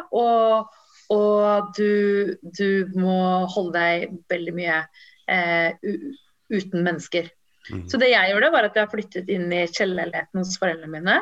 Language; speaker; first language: Norwegian; early bilingual, other home language; Tamil